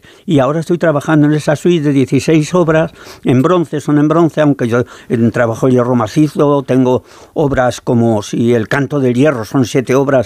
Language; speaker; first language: Spanish; native; Spanish